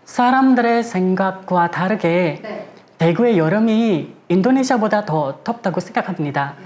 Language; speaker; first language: Korean; non-native, fluent; Indonesian